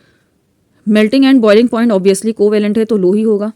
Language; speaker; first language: Hindi; native; Hindi